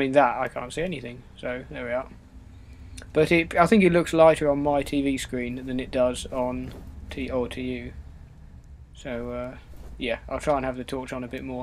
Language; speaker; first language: English; native; English